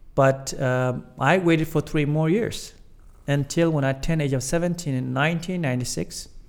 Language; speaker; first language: English; non-native, fluent; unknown